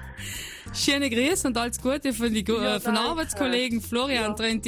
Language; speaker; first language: German; native; German